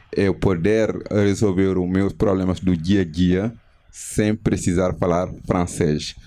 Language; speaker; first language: Portuguese; non-native, fluent; Wolof